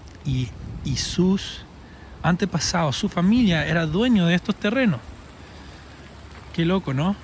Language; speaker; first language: Spanish; early bilingual, heritage; English